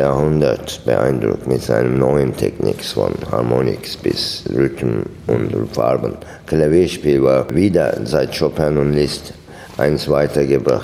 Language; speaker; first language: German; non-native, fluent; Turkish